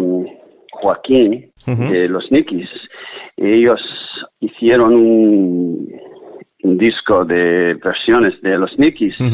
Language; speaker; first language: Spanish; non-native, learner; English